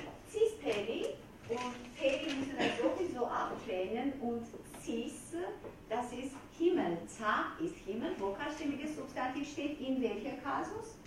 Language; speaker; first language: German; non-native, fluent; Georgian